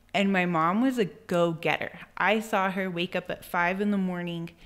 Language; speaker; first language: English; native; English